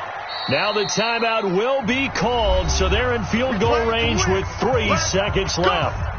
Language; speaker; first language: English; native; English